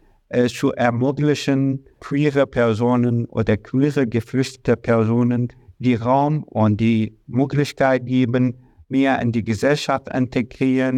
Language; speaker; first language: German; non-native, learner; Arabic